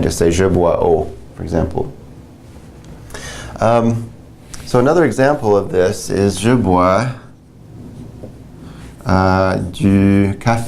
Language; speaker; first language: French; non-native, fluent; English